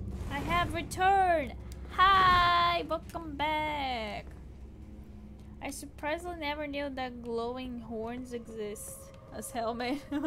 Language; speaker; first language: English; non-native, fluent; Portuguese